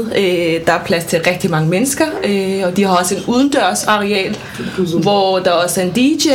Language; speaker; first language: Danish; non-native, fluent; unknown